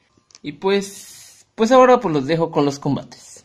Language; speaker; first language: Spanish; native; Spanish